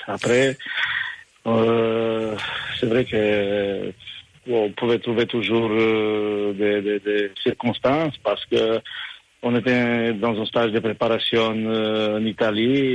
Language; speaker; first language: French; non-native, fluent; Romanian